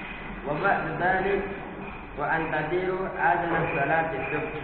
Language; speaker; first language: Arabic; non-native, learner; Indonesian